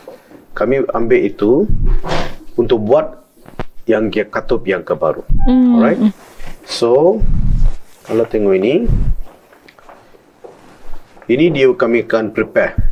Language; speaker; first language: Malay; non-native, local second language; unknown